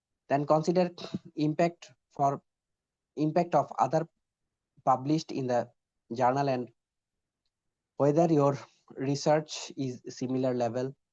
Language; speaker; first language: English; non-native, local second language; Bangla